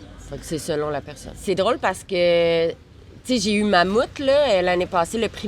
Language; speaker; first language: French; native; French